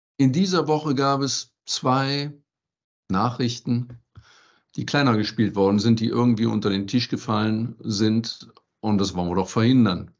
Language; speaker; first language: German; native; German